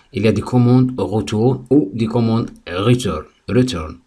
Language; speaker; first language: French; non-native, fluent; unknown